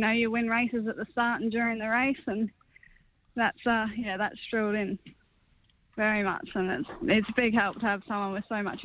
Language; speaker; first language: English; native; English